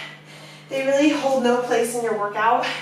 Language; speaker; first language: English; native; English